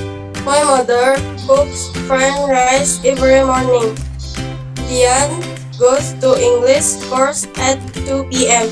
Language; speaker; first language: English; non-native, learner; Indonesian